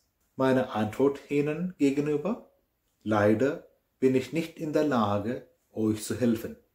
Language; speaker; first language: German; non-native, fluent; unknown